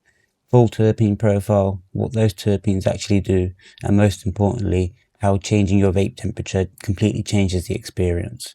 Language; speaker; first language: English; native; English